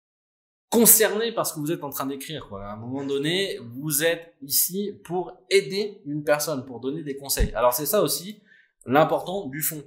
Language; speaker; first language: French; native; French